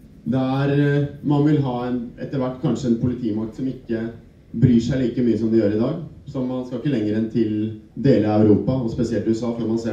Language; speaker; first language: Norwegian; native; Norwegian